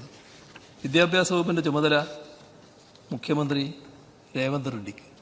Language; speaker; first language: Malayalam; native; Malayalam